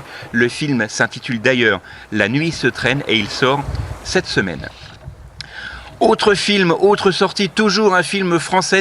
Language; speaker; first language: French; native; French